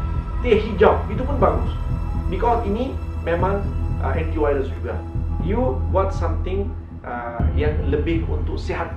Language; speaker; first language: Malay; non-native, learner; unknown